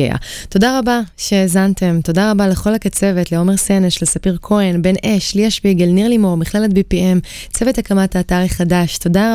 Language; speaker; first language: Hebrew; native; Hebrew